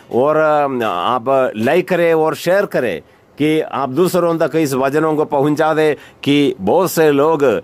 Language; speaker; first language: Hindi; non-native, local second language; Malayalam